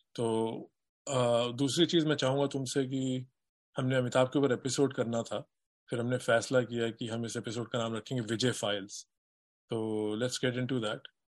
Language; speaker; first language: Hindi; native; Hindi